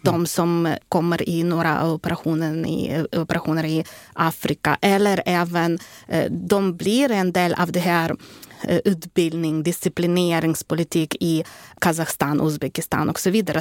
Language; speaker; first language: Swedish; non-native, fluent; Ukrainian